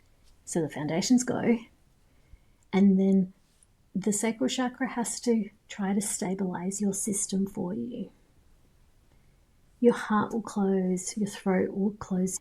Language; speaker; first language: English; native; English